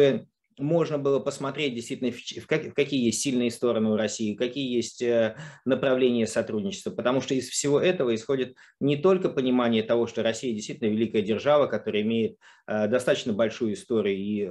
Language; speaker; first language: Russian; native; Russian